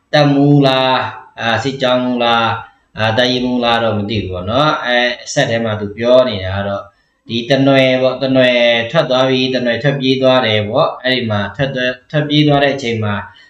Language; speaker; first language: Burmese; non-native, local second language; Pa'o Karen